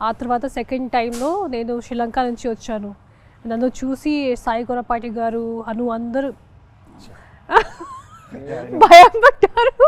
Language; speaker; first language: Telugu; non-native, fluent; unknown